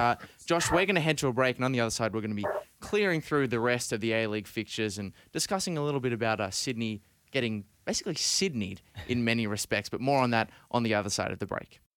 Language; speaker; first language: English; native; English